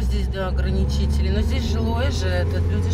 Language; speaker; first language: Russian; native; Russian